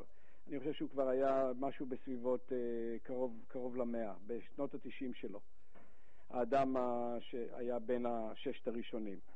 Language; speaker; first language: Hebrew; native; Hebrew